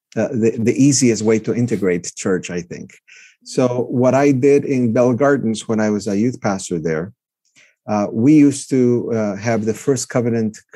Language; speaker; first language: English; early bilingual, other home language; Spanish